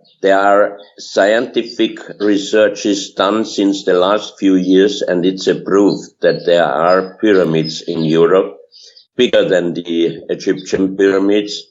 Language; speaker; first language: English; non-native, fluent; German